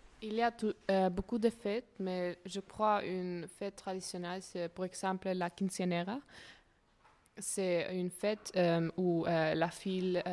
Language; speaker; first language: French; non-native, learner; Spanish